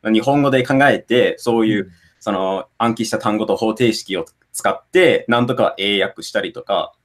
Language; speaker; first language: Japanese; non-native, fluent; English